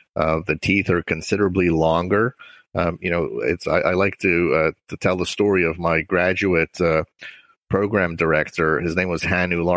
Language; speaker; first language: English; native; English